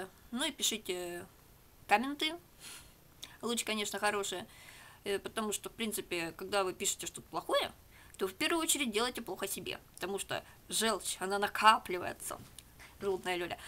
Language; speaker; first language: Russian; native; Russian